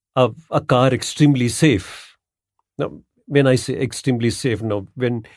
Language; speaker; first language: English; non-native, local second language; Gujarati